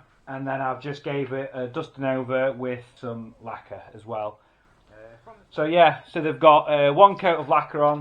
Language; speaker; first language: English; native; English